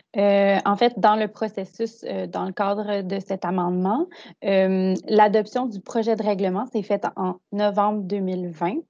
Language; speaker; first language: French; native; French